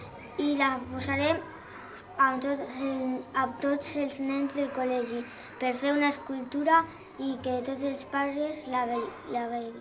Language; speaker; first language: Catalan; early bilingual, other home language; Arabic